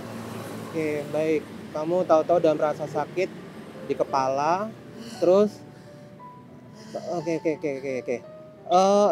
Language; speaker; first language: Indonesian; native; Indonesian